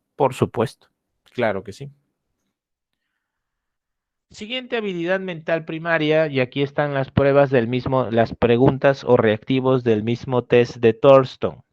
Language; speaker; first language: Spanish; native; Spanish